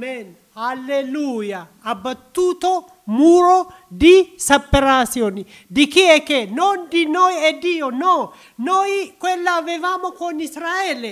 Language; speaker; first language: Italian; non-native, learner; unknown